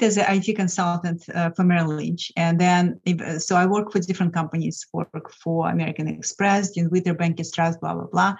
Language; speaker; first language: English; non-native, fluent; Lithuanian